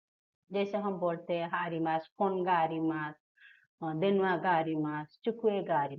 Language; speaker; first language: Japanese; non-native, fluent; Hindi